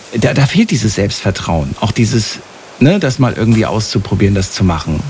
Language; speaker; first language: German; native; German